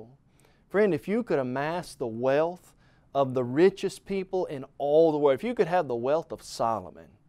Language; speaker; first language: English; native; English